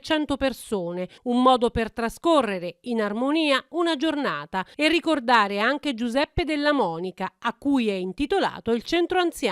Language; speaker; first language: Italian; native; Italian